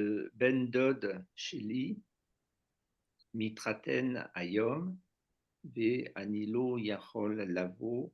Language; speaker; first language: Hebrew; non-native, learner; French